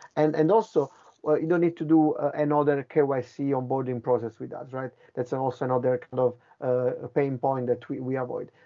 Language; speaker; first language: English; non-native, fluent; Italian